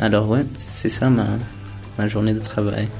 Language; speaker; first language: French; non-native, fluent; Spanish